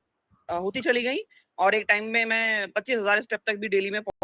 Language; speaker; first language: Hindi; native; Hindi